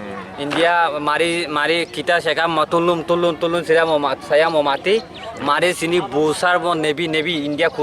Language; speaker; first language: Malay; non-native, learner; Rohingya